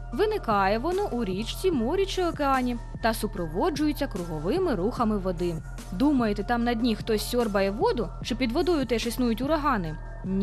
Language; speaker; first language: Ukrainian; native; Ukrainian